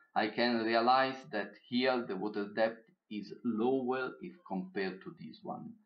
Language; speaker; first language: English; non-native, fluent; Italian